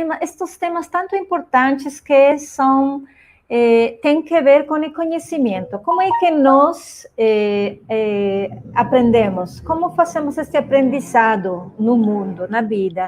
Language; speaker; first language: Portuguese; non-native, fluent; Spanish